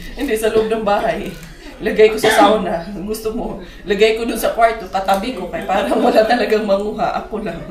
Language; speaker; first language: Filipino; non-native, local second language; Cebuano